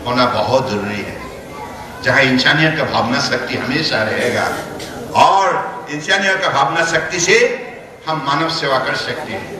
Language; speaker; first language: Hindi; non-native, local second language; Assamese